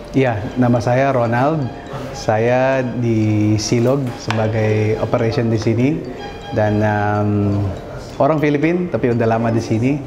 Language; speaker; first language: Indonesian; non-native, fluent; Filipino